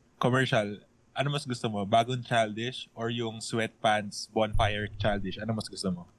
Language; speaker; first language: Filipino; non-native, local second language; Cebuano